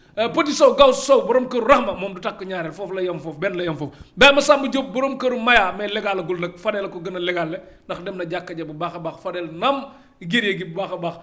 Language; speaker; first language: Wolof; native; Wolof